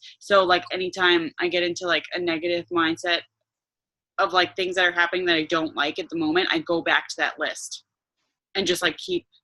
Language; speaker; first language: English; native; English